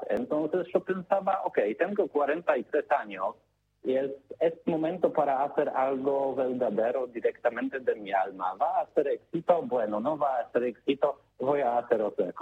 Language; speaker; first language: Spanish; non-native, learner; Polish